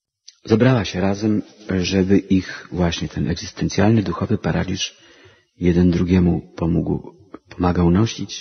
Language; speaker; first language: Polish; native; Polish